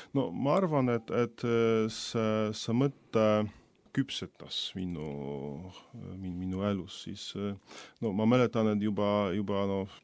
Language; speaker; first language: Estonian; non-native, fluent; Polish